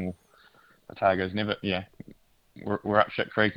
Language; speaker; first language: English; native; English